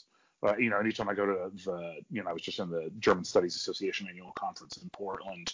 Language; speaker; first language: English; native; English